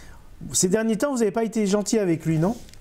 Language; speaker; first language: French; native; French